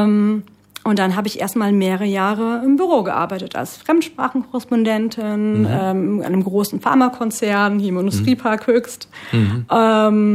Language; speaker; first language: German; native; German